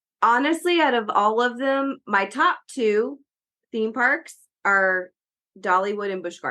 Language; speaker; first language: English; native; English